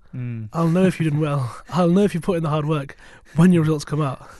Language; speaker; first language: English; native; English